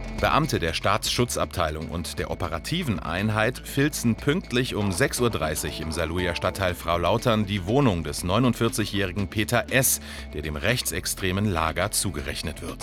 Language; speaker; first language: German; native; German